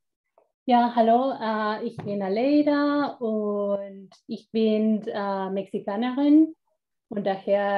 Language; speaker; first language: German; non-native, fluent; Spanish